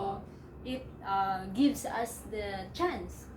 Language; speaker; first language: English; non-native, local second language; Filipino